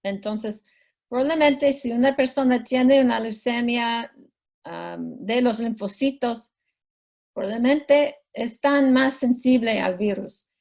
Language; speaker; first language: Spanish; non-native, fluent; English